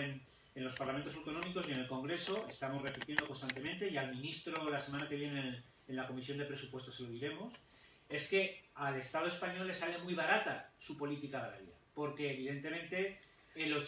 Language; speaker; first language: Spanish; native; Spanish